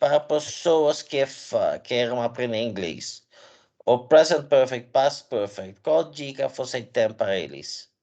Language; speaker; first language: Portuguese; non-native, learner; English